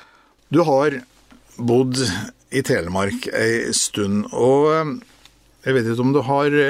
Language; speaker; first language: Norwegian; native; Norwegian